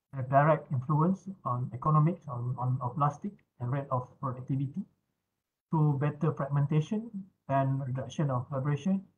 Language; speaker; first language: English; non-native, local second language; Malay